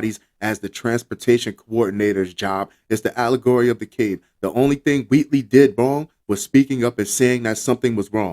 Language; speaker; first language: English; native; English